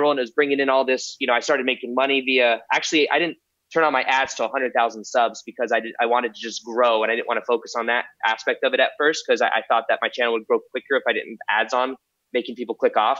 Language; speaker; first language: English; native; English